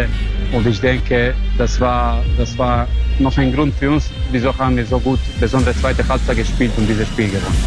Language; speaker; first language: German; non-native, fluent; Croatian